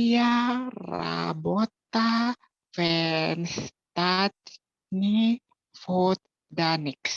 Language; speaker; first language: Russian; non-native, learner; Spanish